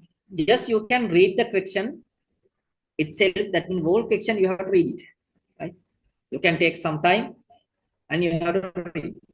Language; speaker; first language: English; non-native, local second language; Sinhala